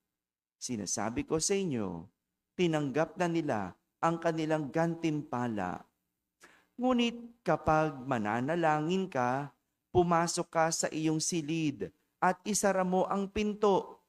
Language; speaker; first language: Filipino; native; Filipino